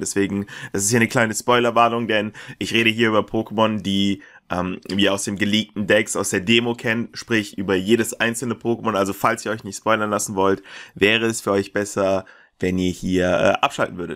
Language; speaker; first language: German; native; German